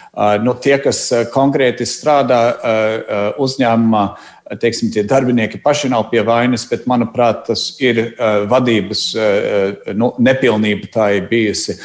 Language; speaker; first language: Latvian; early bilingual, heritage; Latvian